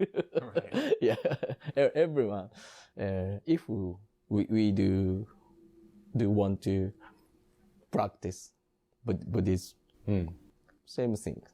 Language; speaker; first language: English; non-native, learner; Japanese